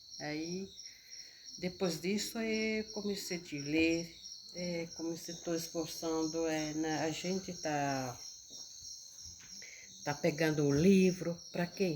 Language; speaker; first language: Portuguese; non-native, local second language; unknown